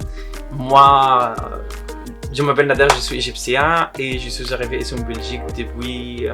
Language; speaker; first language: French; non-native, learner; Arabic